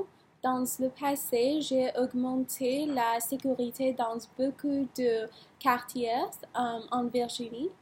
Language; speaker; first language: French; non-native, learner; English